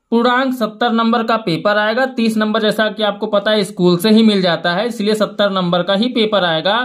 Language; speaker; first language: Hindi; native; Hindi